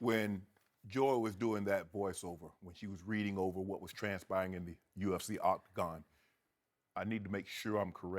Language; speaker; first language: English; native; English